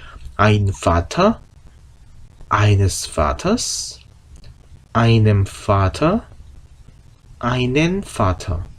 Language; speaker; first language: German; non-native, fluent; Korean